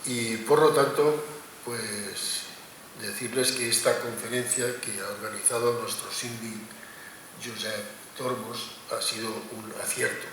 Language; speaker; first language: Spanish; non-native, local second language; Catalan